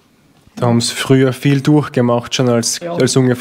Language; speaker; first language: German; native; German